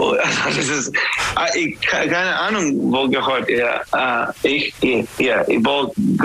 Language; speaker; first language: German; non-native, learner; English